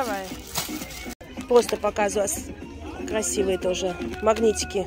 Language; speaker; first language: Russian; native; Russian